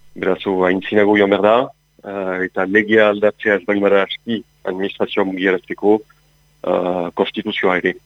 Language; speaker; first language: Basque; native; Basque